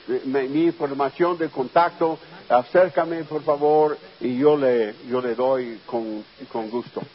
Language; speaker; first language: Spanish; non-native, fluent; English